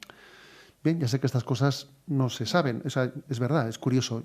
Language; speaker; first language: Spanish; native; Spanish